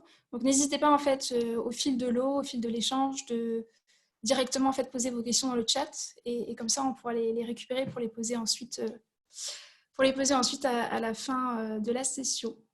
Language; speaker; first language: French; native; French